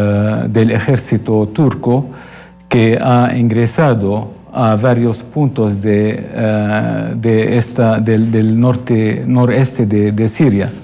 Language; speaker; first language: Spanish; non-native, fluent; Arabic